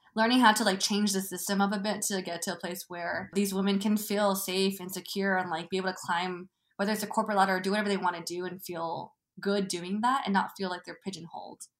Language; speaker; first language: English; native; English